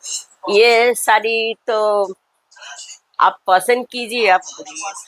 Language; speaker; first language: Hindi; non-native, local second language; Bangla